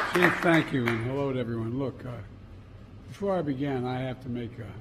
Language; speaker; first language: English; native; English